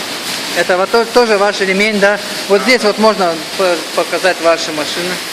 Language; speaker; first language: Russian; non-native, fluent; Lithuanian